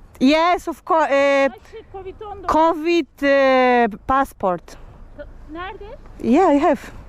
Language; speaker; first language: English; non-native, learner; Polish